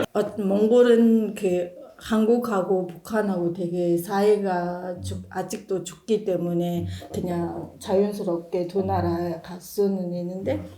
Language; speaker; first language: Korean; non-native, fluent; Mongolian